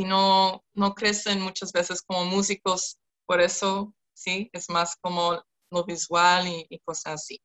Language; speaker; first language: Spanish; non-native, fluent; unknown